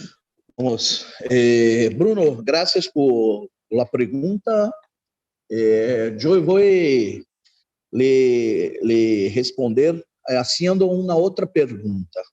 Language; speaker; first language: Spanish; non-native, learner; Portuguese